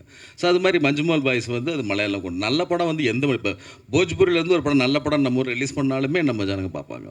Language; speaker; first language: Tamil; native; Tamil